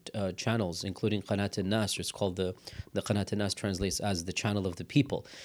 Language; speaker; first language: English; native; English